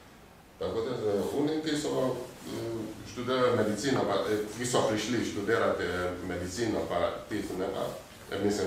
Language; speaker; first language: Slovenian; non-native, fluent; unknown